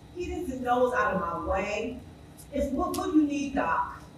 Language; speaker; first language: English; native; English